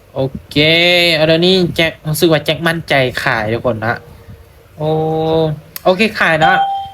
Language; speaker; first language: Thai; non-native, local second language; Lao